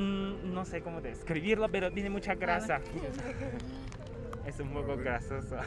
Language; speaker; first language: Spanish; non-native, fluent; Chinese